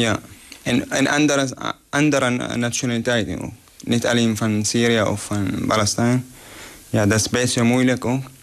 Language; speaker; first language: Dutch; non-native, learner; Arabic